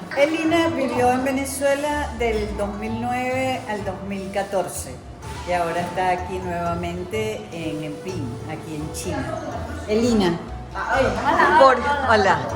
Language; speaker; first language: Spanish; native; Spanish